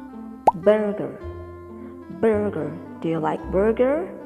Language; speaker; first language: English; non-native, fluent; Indonesian